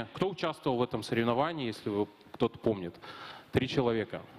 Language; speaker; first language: Russian; native; Russian